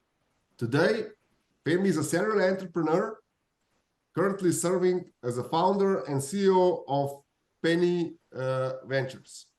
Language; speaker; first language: English; non-native, fluent; Slovenian